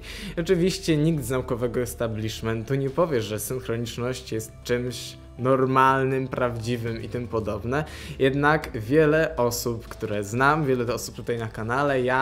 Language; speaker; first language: Polish; native; Polish